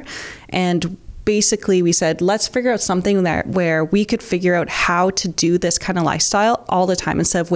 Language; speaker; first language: English; native; English